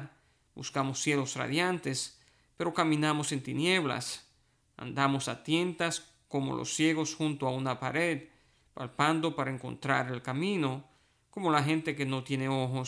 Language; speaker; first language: Spanish; native; Spanish